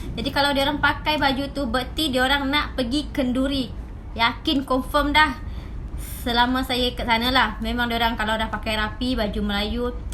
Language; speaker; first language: Malay; native; Malay